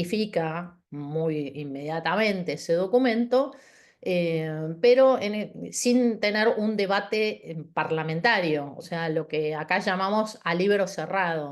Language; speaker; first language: Spanish; native; Spanish